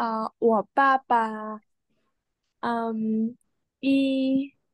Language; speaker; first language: Chinese; non-native, learner; Vietnamese